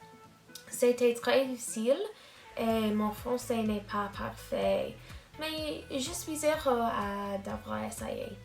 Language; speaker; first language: French; non-native, learner; English